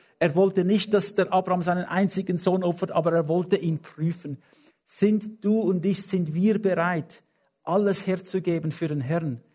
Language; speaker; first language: German; non-native, fluent; English